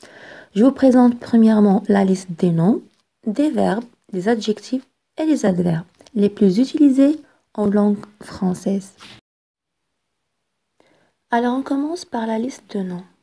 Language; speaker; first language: French; non-native, local second language; Arabic